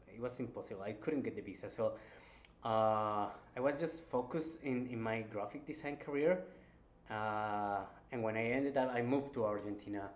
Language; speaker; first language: English; non-native, fluent; Spanish